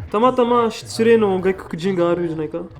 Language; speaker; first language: Japanese; non-native, learner; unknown